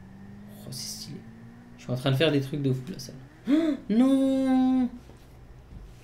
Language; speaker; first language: French; native; French